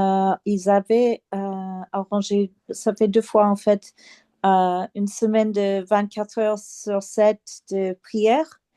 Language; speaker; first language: French; non-native, fluent; English